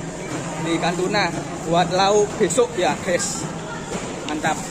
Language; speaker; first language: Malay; non-native, local second language; Javanese